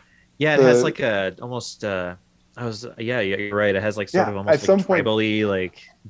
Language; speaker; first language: English; native; English